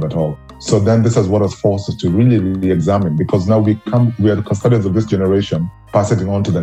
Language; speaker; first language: English; non-native, local second language; Luo (Kenya and Tanzania)